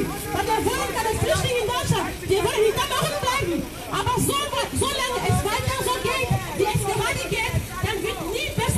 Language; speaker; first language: German; non-native, fluent; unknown